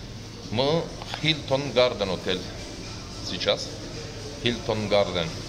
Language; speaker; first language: Russian; non-native, learner; Turkish